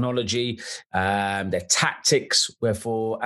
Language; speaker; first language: English; native; English